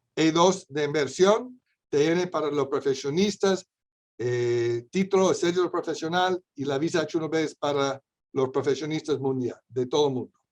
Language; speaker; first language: Spanish; non-native, fluent; English